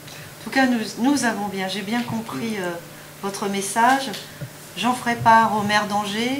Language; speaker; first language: French; native; French